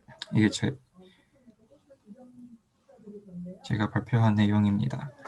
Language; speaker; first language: Korean; non-native, fluent; Chinese